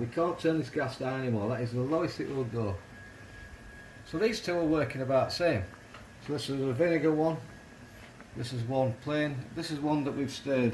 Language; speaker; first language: English; native; English